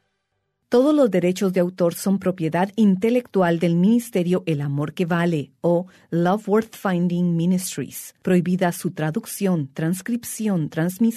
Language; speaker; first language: Spanish; native; Spanish